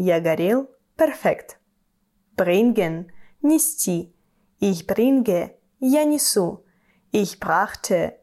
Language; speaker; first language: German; non-native, fluent; Russian